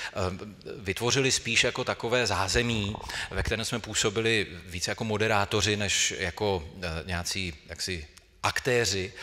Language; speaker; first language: Czech; native; Czech